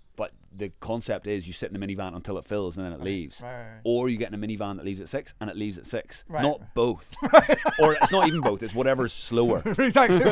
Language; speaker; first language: English; native; English